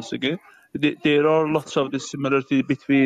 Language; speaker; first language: English; non-native, fluent; Turkish